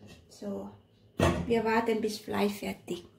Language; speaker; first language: German; non-native, learner; Thai